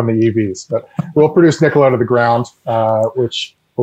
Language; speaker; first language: English; native; English